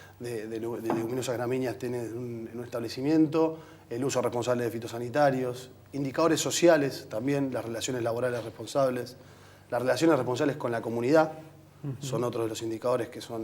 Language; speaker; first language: Spanish; native; Spanish